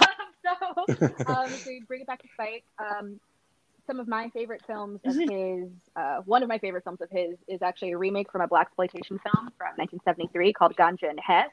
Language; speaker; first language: English; native; English